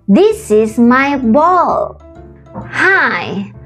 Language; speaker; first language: English; non-native, fluent; Vietnamese